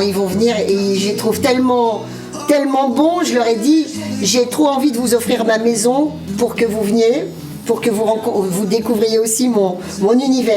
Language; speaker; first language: French; native; French